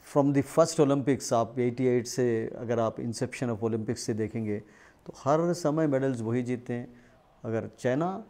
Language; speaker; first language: Hindi; non-native, local second language; Telugu